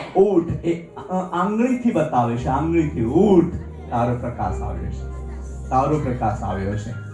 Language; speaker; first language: Gujarati; non-native, local second language; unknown